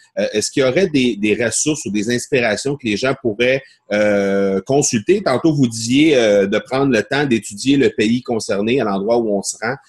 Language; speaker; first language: French; native; French